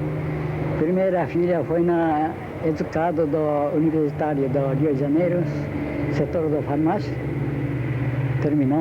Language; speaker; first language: Portuguese; non-native, learner; Japanese